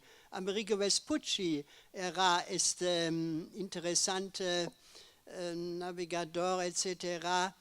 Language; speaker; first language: Spanish; non-native, learner; German